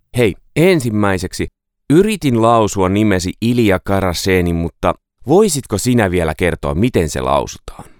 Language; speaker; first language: Finnish; native; Finnish